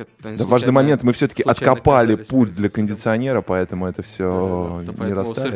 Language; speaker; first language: Russian; native; Russian